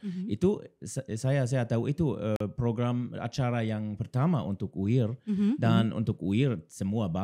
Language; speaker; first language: Indonesian; non-native, learner; German